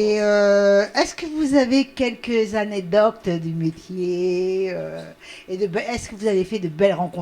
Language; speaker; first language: French; native; French